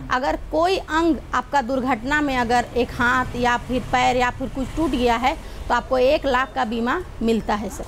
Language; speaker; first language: Hindi; native; Hindi